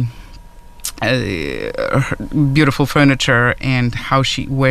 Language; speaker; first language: English; non-native, fluent; German